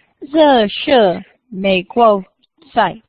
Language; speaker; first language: Chinese; non-native, learner; English